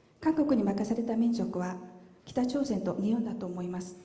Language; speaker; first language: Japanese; non-native, fluent; Korean